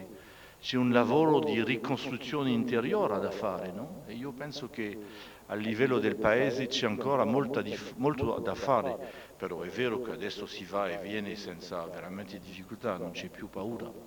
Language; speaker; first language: Italian; non-native, fluent; French